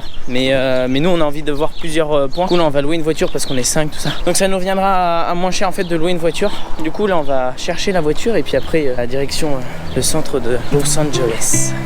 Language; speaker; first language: French; native; French